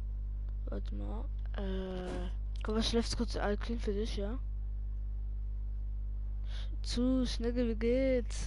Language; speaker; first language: German; native; German